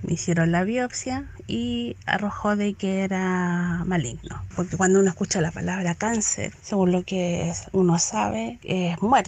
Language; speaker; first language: Spanish; native; Spanish